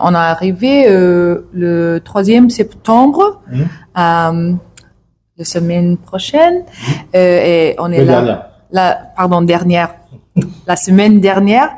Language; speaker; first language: French; non-native, learner; English